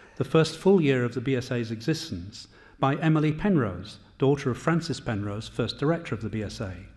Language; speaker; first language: English; native; English